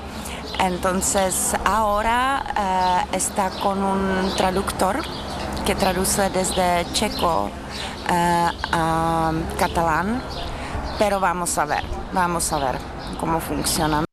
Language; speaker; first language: Spanish; non-native, learner; Czech